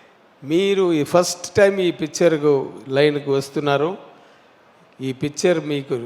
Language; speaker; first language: Telugu; non-native, learner; Tamil